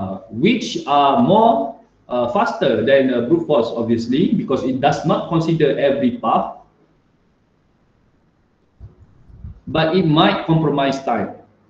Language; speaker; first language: English; non-native, local second language; Malay